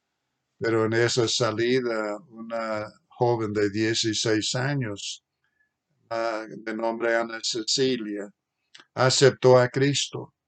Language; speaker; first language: Spanish; non-native, fluent; English